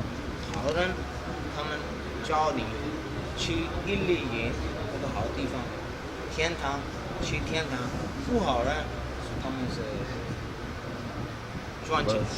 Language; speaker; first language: Chinese; non-native, learner; Punjabi